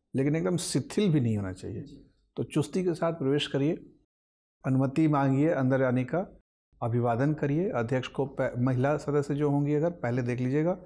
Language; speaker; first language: Hindi; native; Hindi